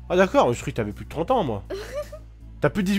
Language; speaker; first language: French; native; French